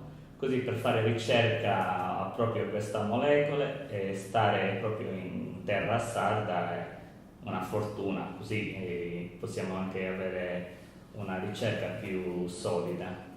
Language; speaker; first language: Italian; non-native, learner; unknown